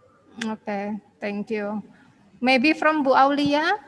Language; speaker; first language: English; non-native, learner; Indonesian